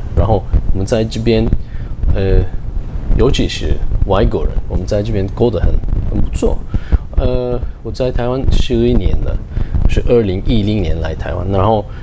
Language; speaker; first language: Chinese; non-native, fluent; Turkish